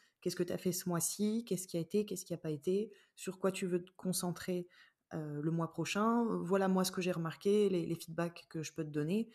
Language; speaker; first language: French; native; French